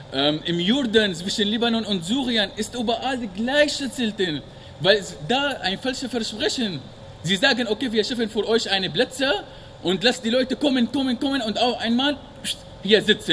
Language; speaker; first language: German; non-native, learner; Arabic